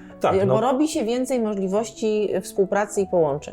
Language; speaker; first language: Polish; native; Polish